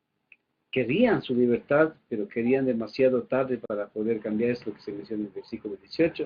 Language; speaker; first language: Spanish; native; Spanish